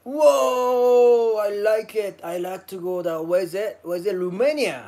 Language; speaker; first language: English; non-native, learner; Japanese